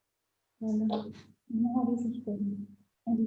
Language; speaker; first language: French; non-native, fluent; Portuguese